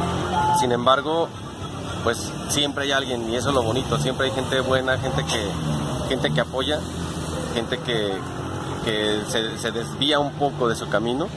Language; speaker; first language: Spanish; native; Spanish